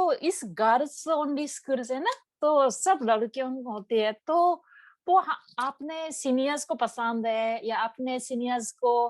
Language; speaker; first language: Hindi; non-native, learner; Japanese